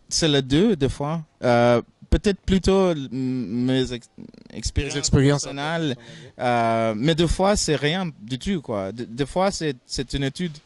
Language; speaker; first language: French; non-native, fluent; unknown